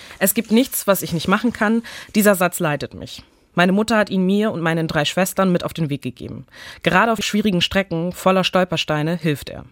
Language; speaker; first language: German; early bilingual, other home language; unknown